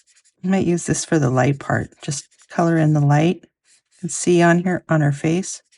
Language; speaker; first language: English; native; English